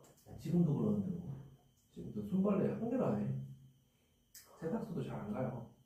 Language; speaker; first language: Korean; native; Korean